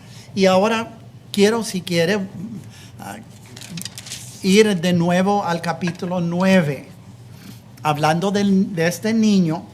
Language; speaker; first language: Spanish; non-native, fluent; English